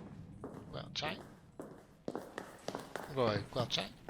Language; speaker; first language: Vietnamese; non-native, learner; English